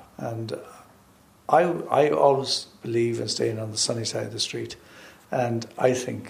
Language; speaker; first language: English; native; English